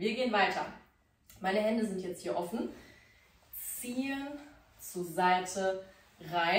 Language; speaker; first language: German; native; German